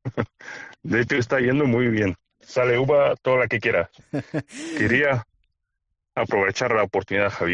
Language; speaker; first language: Spanish; non-native, fluent; Bulgarian